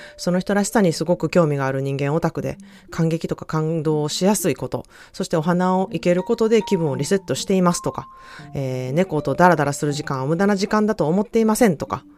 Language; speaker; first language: Japanese; native; Japanese